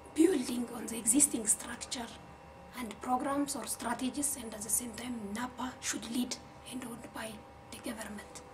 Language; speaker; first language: English; non-native, fluent; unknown